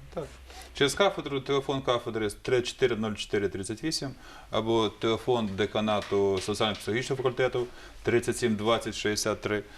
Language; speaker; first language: Ukrainian; native; Ukrainian